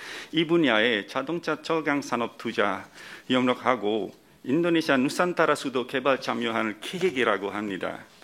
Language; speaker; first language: Korean; non-native, fluent; Indonesian